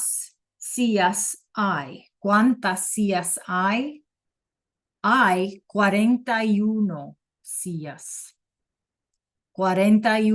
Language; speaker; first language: Spanish; non-native, fluent; English